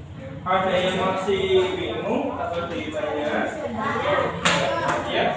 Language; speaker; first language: Indonesian; native; Indonesian